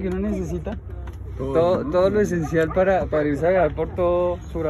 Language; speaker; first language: Spanish; native; Spanish